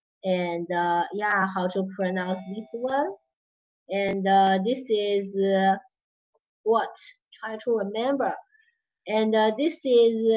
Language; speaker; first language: English; non-native, fluent; Chinese